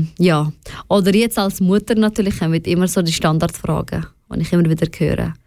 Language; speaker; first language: German; non-native, fluent; Persian